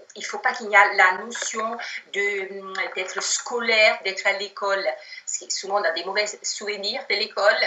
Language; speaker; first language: French; non-native, fluent; Italian